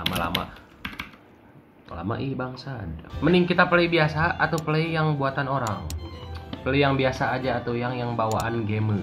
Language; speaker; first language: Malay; non-native, local second language; Sundanese